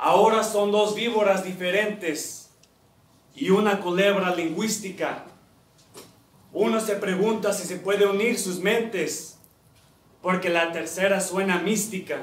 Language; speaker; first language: Spanish; early bilingual, heritage; Spanish